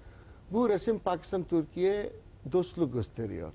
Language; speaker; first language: Turkish; non-native, learner; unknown